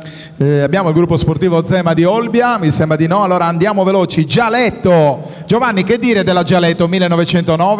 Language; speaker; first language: Italian; native; Italian